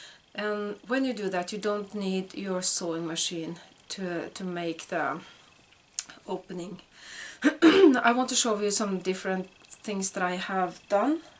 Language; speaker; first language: English; non-native, fluent; Norwegian